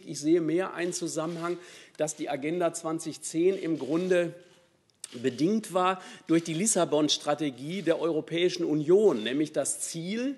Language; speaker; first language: German; native; German